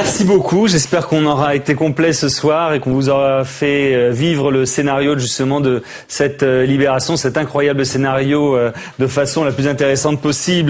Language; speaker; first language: French; native; French